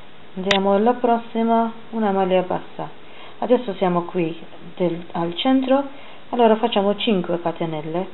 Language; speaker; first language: Italian; non-native, fluent; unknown